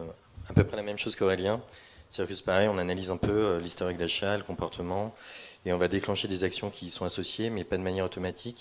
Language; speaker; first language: French; native; French